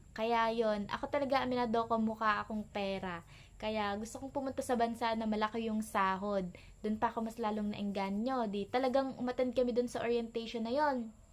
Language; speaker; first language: Filipino; native; Filipino